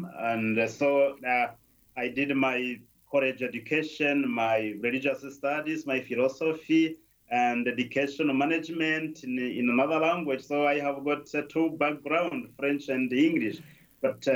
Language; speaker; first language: English; non-native, local second language; Kinyarwanda